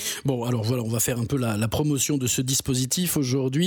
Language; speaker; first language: French; native; French